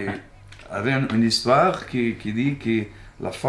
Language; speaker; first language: French; non-native, learner; Portuguese